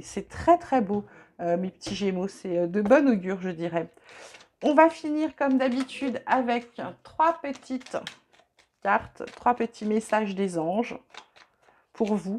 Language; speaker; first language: French; native; French